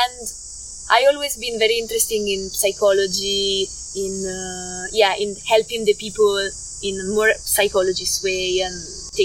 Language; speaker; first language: English; non-native, fluent; Italian